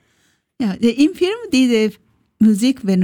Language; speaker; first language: German; non-native, learner; Japanese